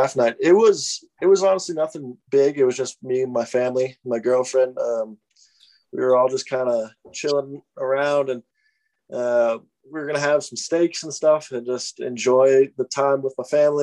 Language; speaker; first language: English; native; English